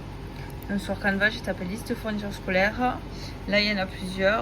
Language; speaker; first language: French; native; French